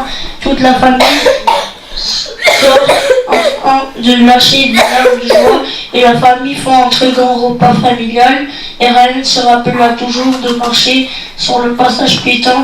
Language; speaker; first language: French; native; French